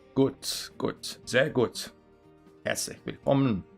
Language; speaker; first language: German; non-native, learner; Belarusian